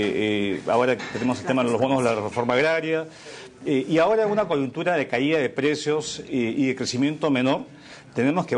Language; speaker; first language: Spanish; native; Spanish